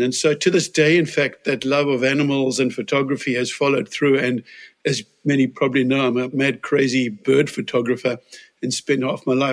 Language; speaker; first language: English; native; English